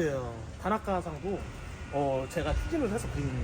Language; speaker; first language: Korean; native; Korean